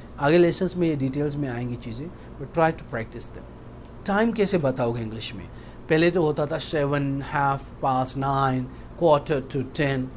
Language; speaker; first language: Urdu; native; Urdu